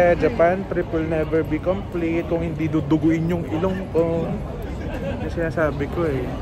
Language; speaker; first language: Filipino; native; Filipino